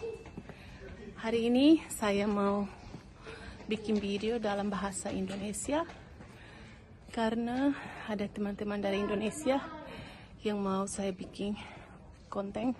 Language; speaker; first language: Indonesian; non-native, local second language; Tetum